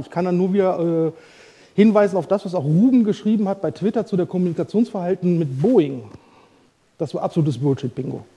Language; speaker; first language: German; native; German